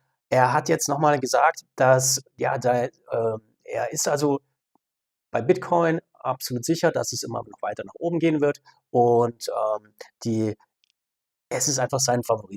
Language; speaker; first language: German; native; German